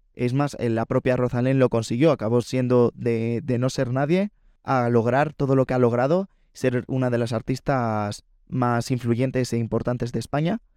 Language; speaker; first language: Spanish; native; Spanish